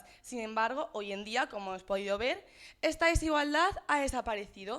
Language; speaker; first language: Spanish; native; Spanish